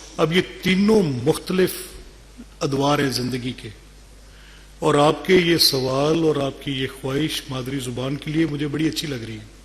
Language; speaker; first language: Urdu; non-native, local second language; Punjabi